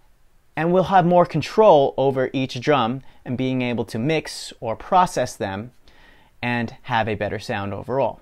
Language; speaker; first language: English; native; English